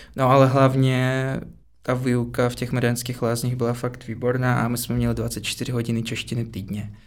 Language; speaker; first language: Czech; non-native, fluent; Russian